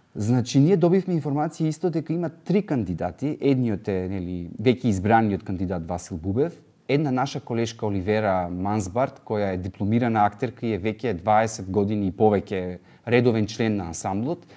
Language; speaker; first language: Macedonian; native; Macedonian